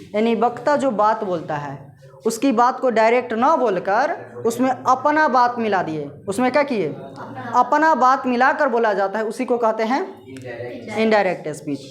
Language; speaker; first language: Hindi; native; Hindi